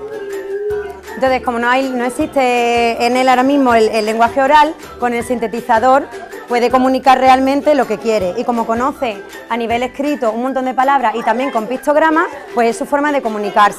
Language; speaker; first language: Spanish; native; Spanish